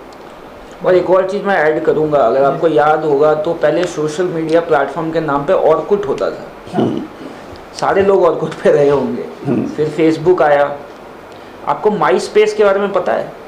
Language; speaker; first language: Hindi; native; Hindi